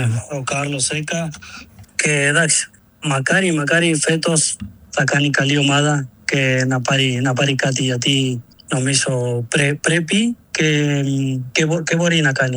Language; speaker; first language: Greek; non-native, learner; Spanish